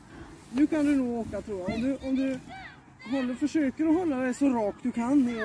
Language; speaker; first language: Swedish; native; Swedish